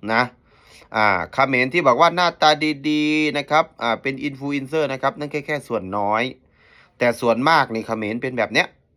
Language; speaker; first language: Thai; native; Thai